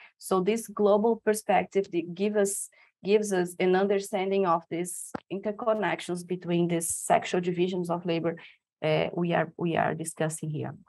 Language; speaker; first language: English; non-native, fluent; Portuguese